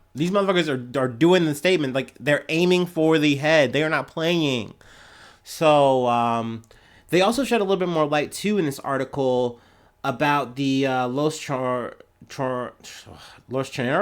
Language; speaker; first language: English; native; English